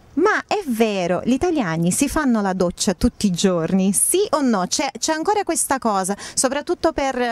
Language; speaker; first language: Italian; non-native, fluent; Portuguese